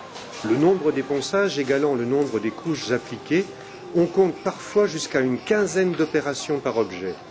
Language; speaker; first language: French; native; French